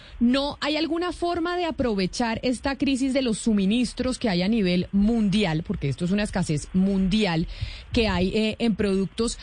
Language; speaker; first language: Spanish; native; Spanish